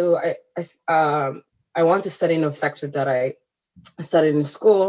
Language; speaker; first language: English; non-native, fluent; Somali